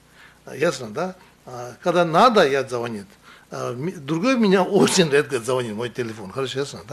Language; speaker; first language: Russian; non-native, learner; Tibetan